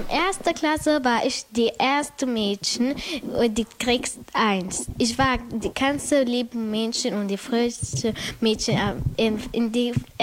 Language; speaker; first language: German; early bilingual, other home language; Arabic